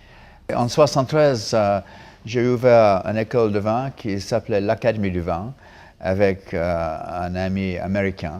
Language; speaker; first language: French; non-native, fluent; English